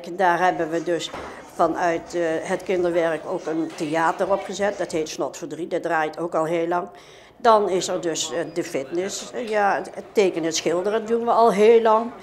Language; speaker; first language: Dutch; native; Dutch